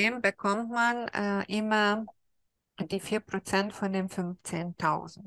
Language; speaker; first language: German; non-native, fluent; Hungarian